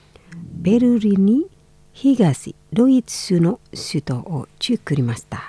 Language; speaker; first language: Japanese; non-native, fluent; Indonesian